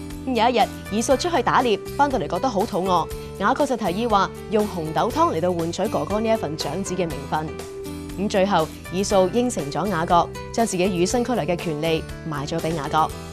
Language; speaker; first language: Cantonese; native; Cantonese